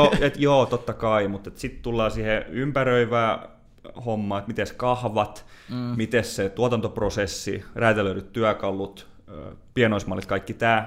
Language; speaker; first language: Finnish; native; Finnish